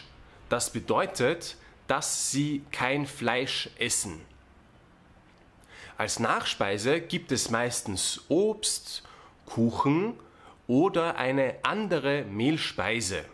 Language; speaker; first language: German; non-native, fluent; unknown